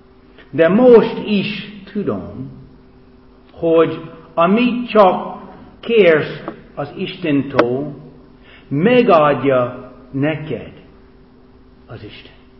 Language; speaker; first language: Hungarian; non-native, fluent; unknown